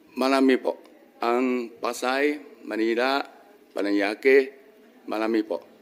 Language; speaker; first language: Filipino; non-native, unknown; Min Nan Chinese